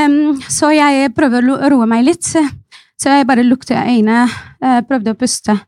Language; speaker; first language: Norwegian; non-native, fluent; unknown